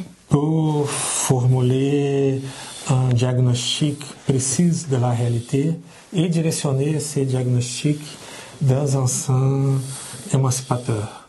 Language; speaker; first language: French; non-native, learner; Portuguese